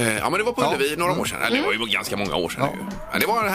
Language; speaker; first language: Swedish; native; Swedish